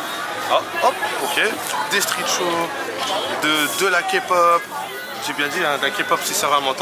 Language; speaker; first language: French; native; French